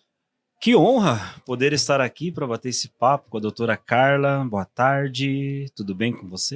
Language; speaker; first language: Portuguese; native; Portuguese